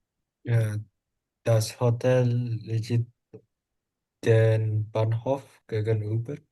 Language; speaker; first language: German; non-native, learner; Indonesian